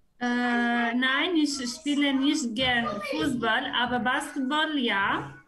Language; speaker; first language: German; non-native, learner; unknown